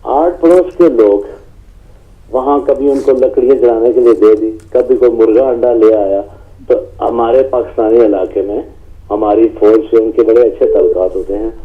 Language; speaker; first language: Urdu; native; Urdu